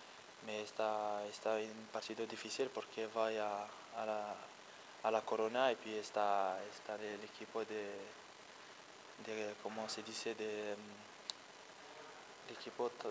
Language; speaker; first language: Spanish; non-native, learner; French